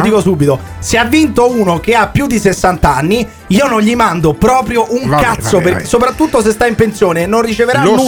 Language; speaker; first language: Italian; native; Italian